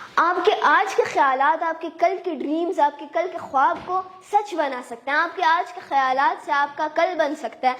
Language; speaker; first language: Urdu; native; Urdu